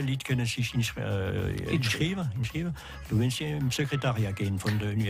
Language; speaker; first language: German; non-native, learner; French